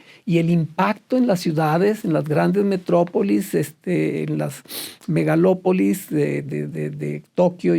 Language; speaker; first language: Spanish; native; Spanish